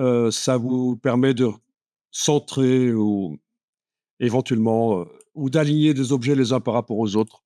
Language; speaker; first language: French; native; French